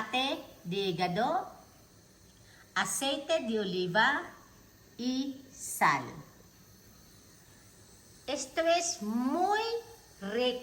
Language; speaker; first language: Spanish; non-native, fluent; Filipino